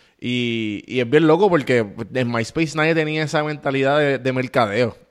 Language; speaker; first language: Spanish; native; Spanish